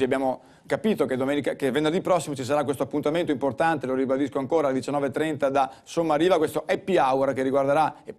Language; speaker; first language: Italian; native; Italian